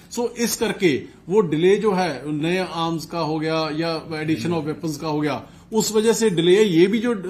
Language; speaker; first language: Hindi; non-native, local second language; Punjabi